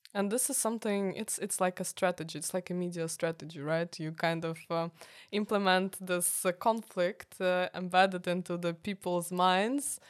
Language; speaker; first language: English; non-native, fluent; Ukrainian